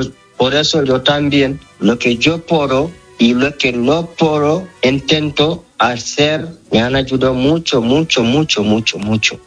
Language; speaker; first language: Spanish; non-native, learner; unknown